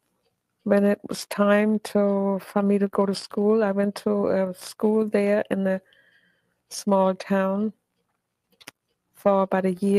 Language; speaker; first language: English; non-native, fluent; German